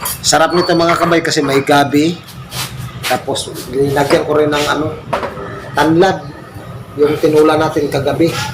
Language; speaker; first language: Filipino; non-native, local second language; Cebuano